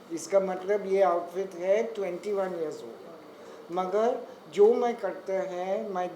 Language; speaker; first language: Hindi; non-native, local second language; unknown